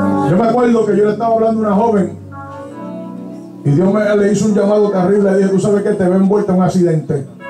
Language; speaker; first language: Spanish; early bilingual, heritage; Spanish